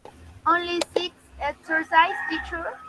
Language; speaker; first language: English; non-native, learner; Spanish